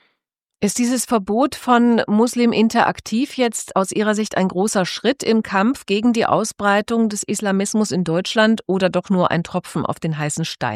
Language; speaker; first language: German; native; German